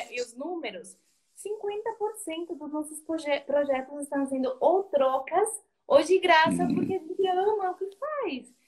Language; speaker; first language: Portuguese; non-native, fluent; Spanish